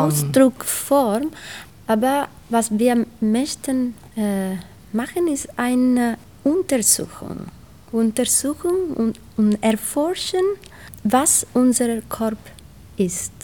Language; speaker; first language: German; non-native, learner; Italian